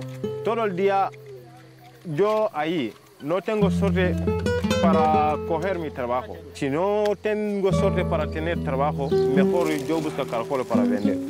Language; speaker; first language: Spanish; non-native, learner; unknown